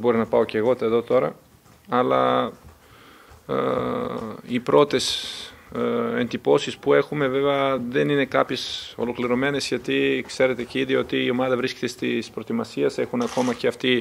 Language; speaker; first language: Greek; non-native, fluent; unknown